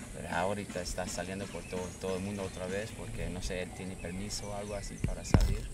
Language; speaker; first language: Spanish; non-native, fluent; English